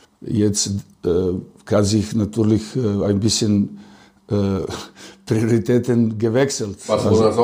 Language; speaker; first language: German; non-native, learner; Serbian